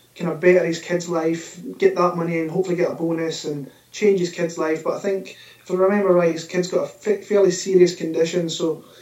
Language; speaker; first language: English; native; English